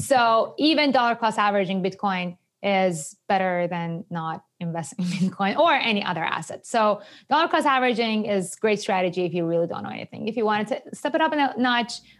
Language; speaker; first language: English; non-native, fluent; Persian